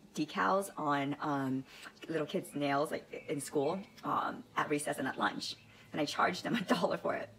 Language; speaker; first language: English; native; English